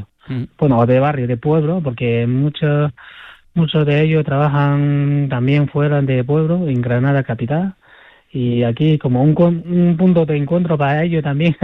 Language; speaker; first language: Spanish; non-native, fluent; Chinese